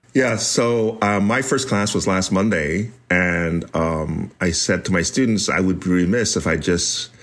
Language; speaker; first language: English; native; English